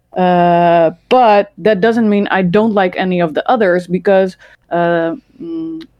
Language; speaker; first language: English; early bilingual, other home language; Dutch